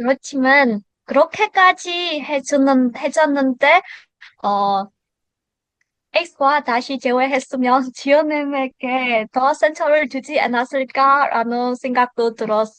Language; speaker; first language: Korean; non-native, learner; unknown